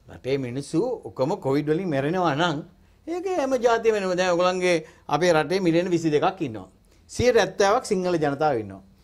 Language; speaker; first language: Sinhala; non-native, local second language; Tamil